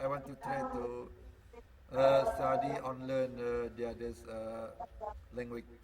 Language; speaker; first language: English; non-native, learner; Sasak